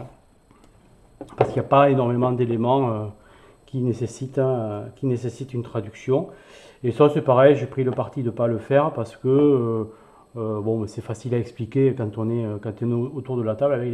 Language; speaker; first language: French; native; French